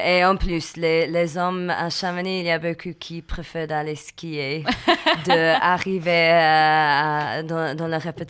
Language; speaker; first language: French; non-native, learner; English